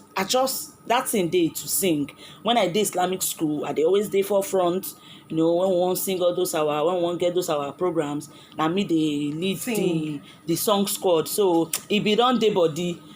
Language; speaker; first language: Nigerian Pidgin; non-native, local second language; Yoruba